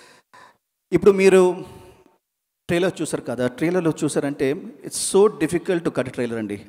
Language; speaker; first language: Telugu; non-native, learner; Tamil